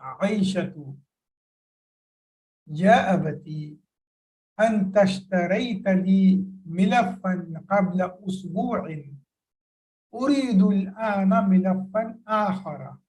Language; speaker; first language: Arabic; non-native, fluent; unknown